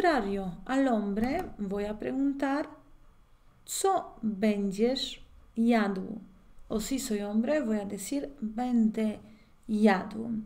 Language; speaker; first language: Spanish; non-native, fluent; Polish